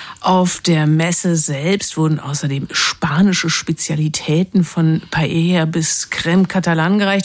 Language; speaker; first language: German; native; German